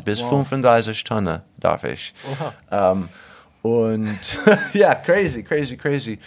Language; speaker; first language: German; non-native, fluent; English